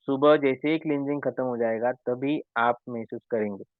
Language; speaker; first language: Hindi; non-native, local second language; Marathi